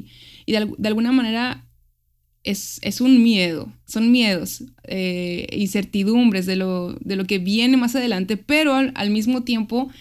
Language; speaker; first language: Spanish; native; Spanish